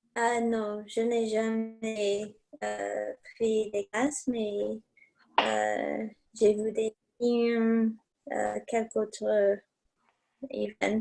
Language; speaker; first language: French; non-native, learner; English